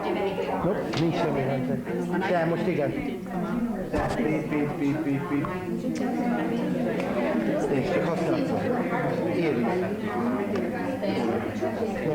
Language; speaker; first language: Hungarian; early bilingual, heritage; Hungarian